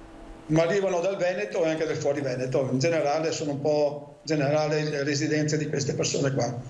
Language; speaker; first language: Italian; native; Italian